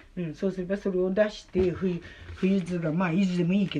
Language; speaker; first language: Japanese; native; Japanese